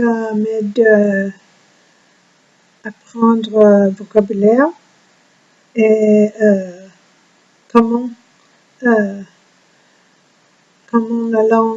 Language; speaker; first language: French; non-native, learner; English